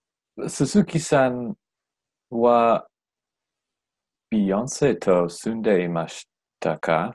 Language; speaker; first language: Japanese; non-native, learner; English